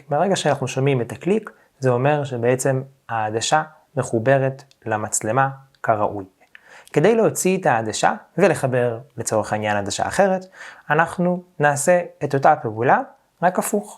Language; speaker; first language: Hebrew; native; Hebrew